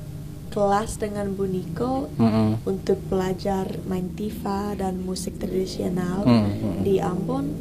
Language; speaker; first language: Indonesian; early bilingual, heritage; English